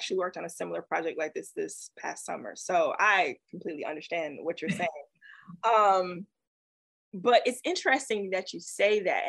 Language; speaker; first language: English; native; English